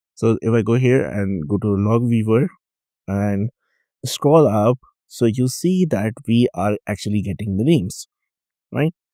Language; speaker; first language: English; non-native, local second language; Urdu